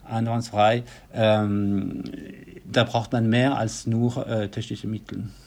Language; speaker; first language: German; non-native, fluent; French